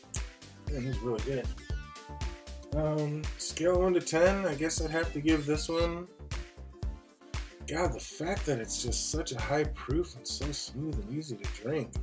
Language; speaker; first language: English; native; English